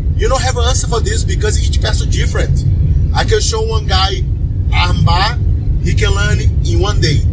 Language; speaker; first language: English; non-native, learner; Portuguese